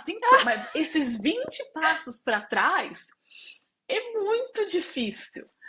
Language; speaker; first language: Portuguese; native; Portuguese